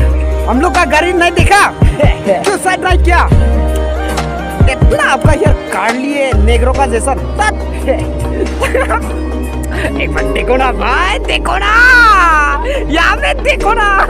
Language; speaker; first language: Hindi; non-native, local second language; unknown